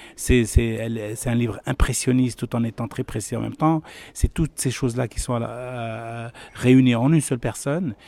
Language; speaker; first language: French; non-native, local second language; Arabic